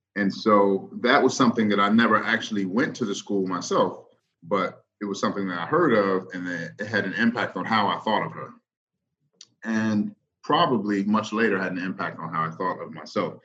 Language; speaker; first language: English; native; English